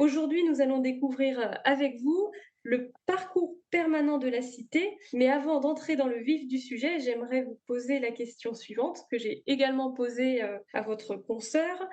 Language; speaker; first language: French; native; French